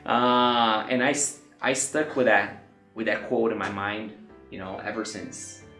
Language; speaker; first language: English; non-native, fluent; Portuguese